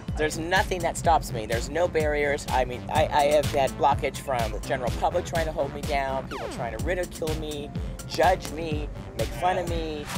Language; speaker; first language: English; native; English